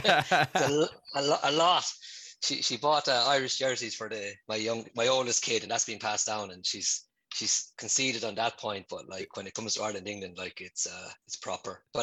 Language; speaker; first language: English; native; English